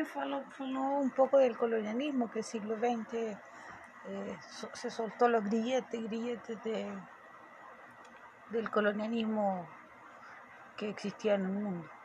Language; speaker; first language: Portuguese; non-native, fluent; Spanish